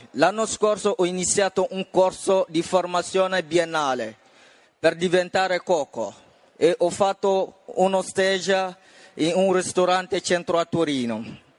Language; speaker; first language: Italian; non-native, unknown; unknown